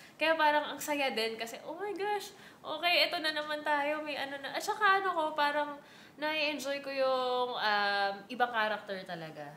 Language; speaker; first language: Filipino; native; Filipino